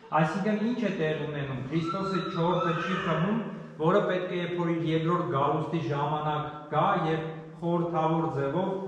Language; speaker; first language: Armenian; native; Armenian